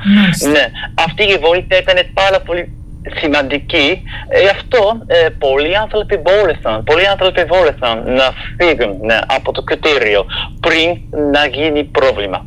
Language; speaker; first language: Greek; non-native, fluent; Japanese